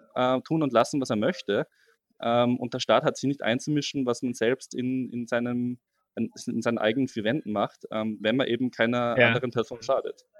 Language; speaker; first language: German; native; German